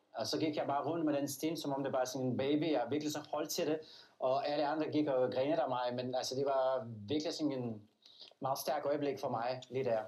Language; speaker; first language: Danish; non-native, fluent; Belarusian